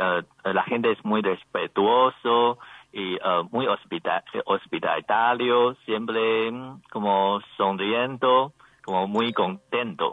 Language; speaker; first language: Spanish; non-native, learner; Chinese